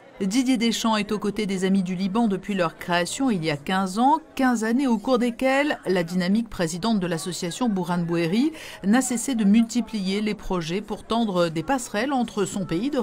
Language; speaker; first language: French; native; French